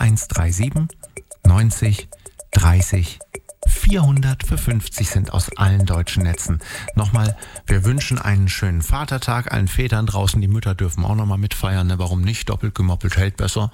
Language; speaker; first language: German; native; German